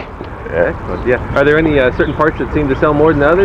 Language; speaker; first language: English; native; English